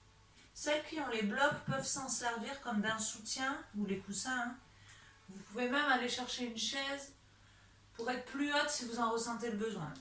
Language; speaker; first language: French; native; French